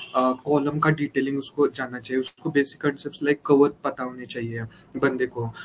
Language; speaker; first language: Hindi; non-native, local second language; Marathi